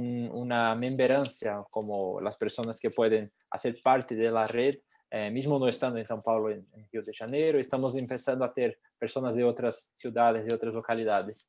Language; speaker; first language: Spanish; non-native, fluent; Portuguese